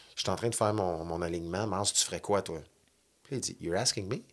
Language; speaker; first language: French; native; French